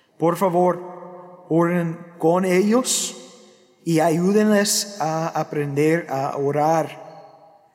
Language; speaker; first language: Spanish; non-native, fluent; English